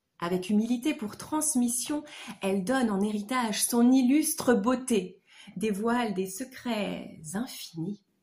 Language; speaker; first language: French; native; French